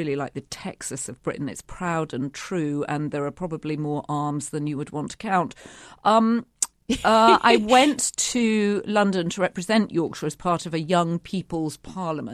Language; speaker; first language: English; native; English